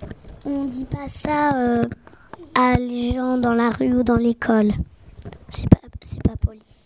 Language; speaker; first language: French; native; French